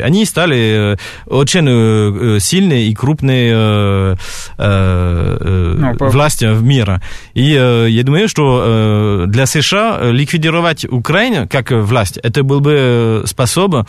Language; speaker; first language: Russian; non-native, fluent; French